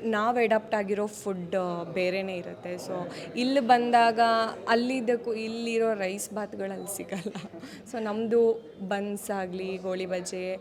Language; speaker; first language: Kannada; non-native, local second language; Konkani